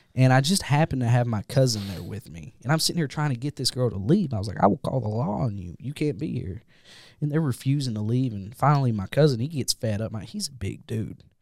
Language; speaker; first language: English; native; English